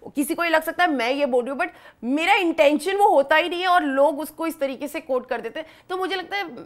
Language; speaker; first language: Hindi; native; Hindi